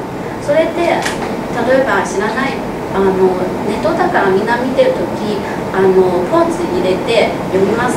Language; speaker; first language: Japanese; non-native, fluent; Chinese